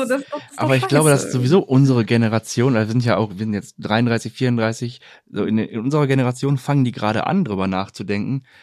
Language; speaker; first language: German; native; German